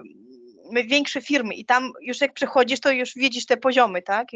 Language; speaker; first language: Polish; non-native, fluent; Ukrainian